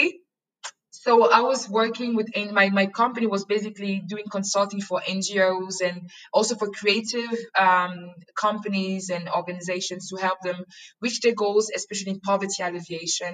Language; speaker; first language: English; non-native, local second language; French